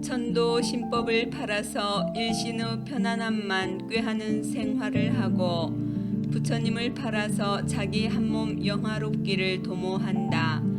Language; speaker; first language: Korean; native; Korean